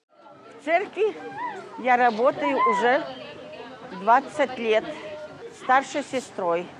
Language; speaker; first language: Russian; early bilingual, heritage; Russian